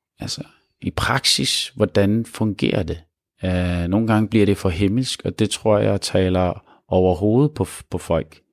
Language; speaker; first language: Danish; early bilingual, other home language; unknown